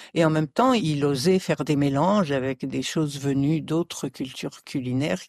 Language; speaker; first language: French; early bilingual, other home language; Arabic